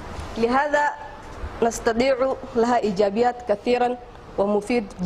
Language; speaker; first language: Arabic; non-native, learner; Somali